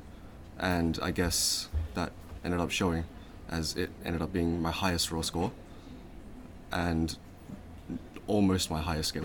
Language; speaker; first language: English; early bilingual, other home language; Chinese